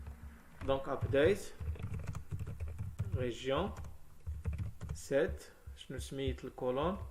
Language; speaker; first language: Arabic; native; Arabic